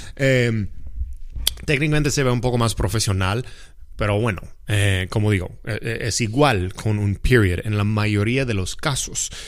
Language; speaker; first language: Spanish; non-native, fluent; English